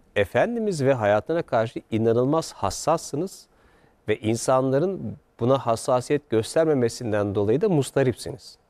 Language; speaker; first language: Turkish; native; Turkish